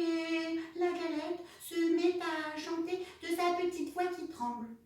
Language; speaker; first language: French; native; French